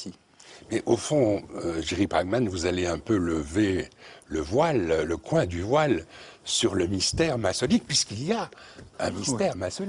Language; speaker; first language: French; native; French